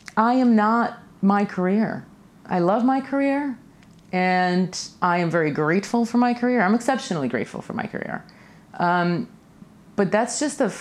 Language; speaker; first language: English; early bilingual, other home language; Russian